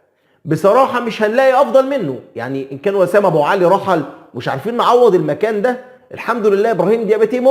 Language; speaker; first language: Arabic; native; Arabic